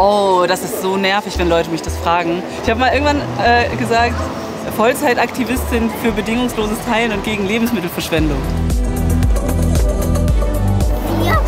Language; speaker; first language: German; native; German